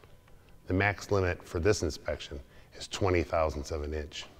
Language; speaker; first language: English; native; English